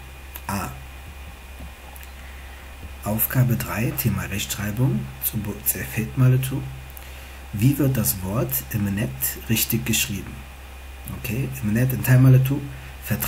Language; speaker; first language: German; non-native, fluent; Tigrinya